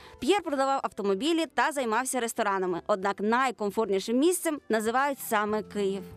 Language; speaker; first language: Ukrainian; native; Ukrainian